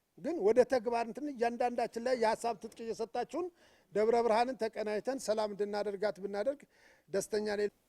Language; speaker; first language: Amharic; native; Amharic